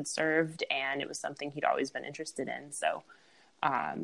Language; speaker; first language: English; native; English